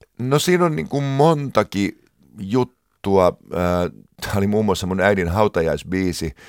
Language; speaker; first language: Finnish; native; Finnish